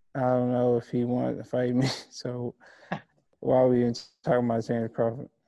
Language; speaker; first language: English; native; English